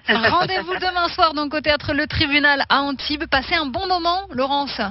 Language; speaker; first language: French; native; French